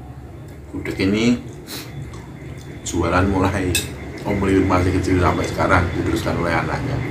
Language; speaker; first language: Indonesian; native; Indonesian